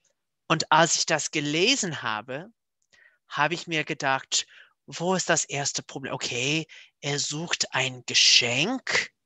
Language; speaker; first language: German; non-native, fluent; English